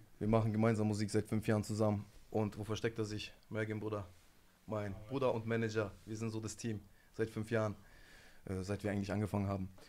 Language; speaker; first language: German; early bilingual, other home language; Albanian